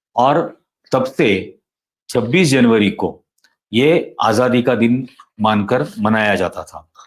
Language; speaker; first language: Hindi; non-native, local second language; Marathi